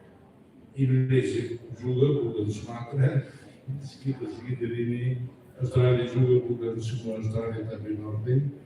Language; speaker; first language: Indonesian; non-native, fluent; German